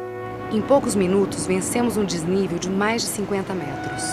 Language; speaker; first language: Portuguese; native; Portuguese